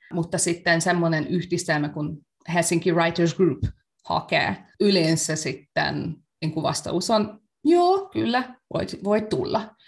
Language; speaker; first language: Finnish; non-native, fluent; Hungarian